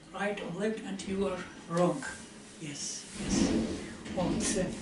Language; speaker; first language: English; non-native, learner; Russian